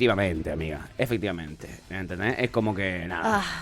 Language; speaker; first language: Spanish; native; Spanish